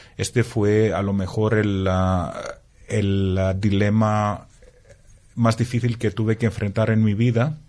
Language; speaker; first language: Spanish; non-native, fluent; Greek